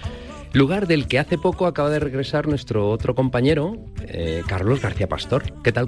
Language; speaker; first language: Spanish; native; Spanish